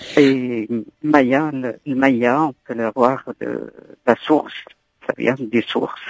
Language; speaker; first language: French; non-native, local second language; Arabic